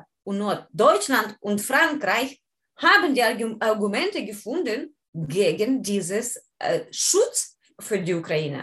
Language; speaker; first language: German; non-native, learner; Ukrainian